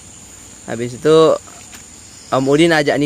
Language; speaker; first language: Indonesian; native; Indonesian